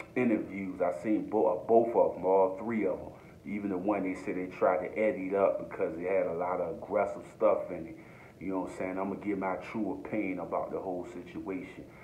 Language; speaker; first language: English; native; English